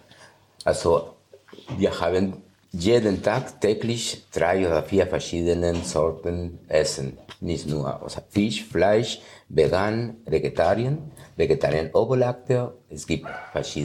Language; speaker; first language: German; non-native, fluent; Spanish